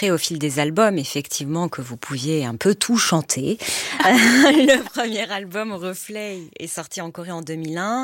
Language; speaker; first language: French; native; French